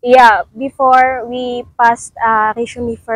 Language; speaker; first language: English; non-native, local second language; Cebuano